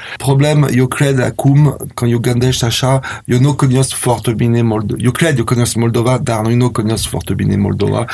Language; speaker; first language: Romanian; non-native, learner; French